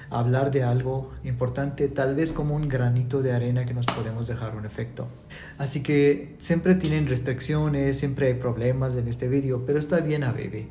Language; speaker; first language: Spanish; non-native, fluent; Urdu